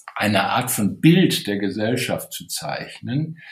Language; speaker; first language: German; native; German